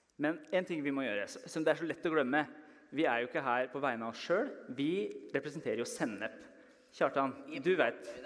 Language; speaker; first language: Norwegian; early bilingual, other home language; Persian